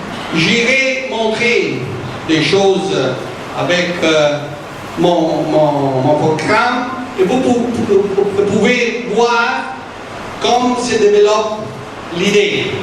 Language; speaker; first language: French; non-native, fluent; Italian